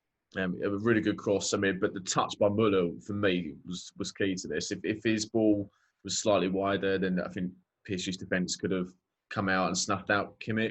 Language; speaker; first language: English; native; English